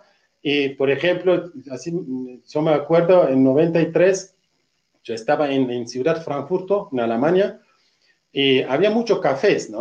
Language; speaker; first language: Spanish; non-native, fluent; Kurdish